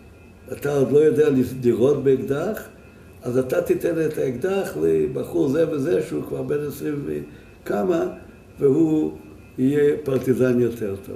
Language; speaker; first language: Hebrew; non-native, fluent; Yiddish